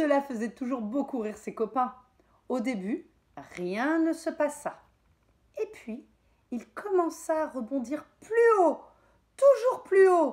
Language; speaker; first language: French; native; French